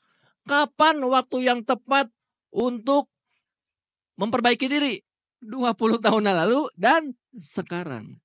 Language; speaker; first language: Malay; non-native, local second language; Sundanese